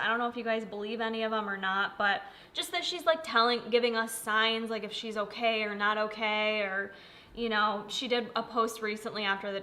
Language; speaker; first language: English; native; English